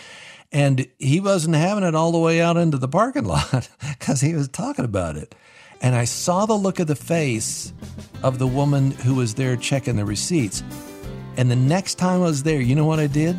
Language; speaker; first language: English; native; English